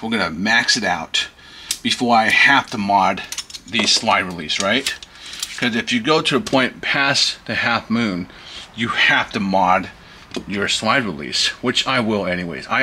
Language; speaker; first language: English; native; English